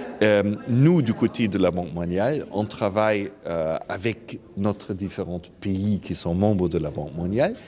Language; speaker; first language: French; non-native, fluent; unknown